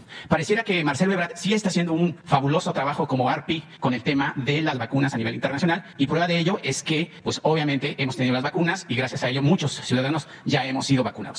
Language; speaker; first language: Spanish; native; Spanish